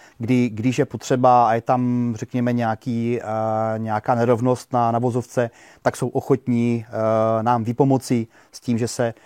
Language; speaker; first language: Czech; native; Czech